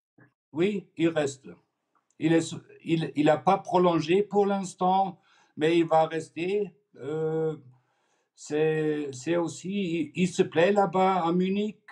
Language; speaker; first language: French; non-native, fluent; German